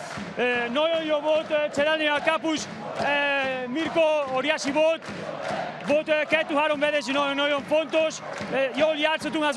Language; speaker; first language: Hungarian; non-native, learner; Spanish